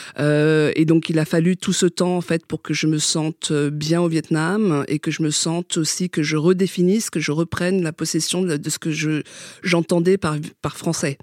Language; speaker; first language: French; early bilingual, other home language; Vietnamese